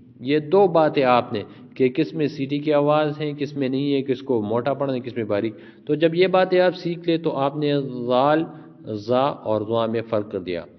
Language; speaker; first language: Urdu; native; Urdu